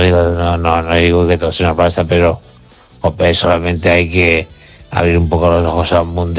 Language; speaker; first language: Spanish; native; Spanish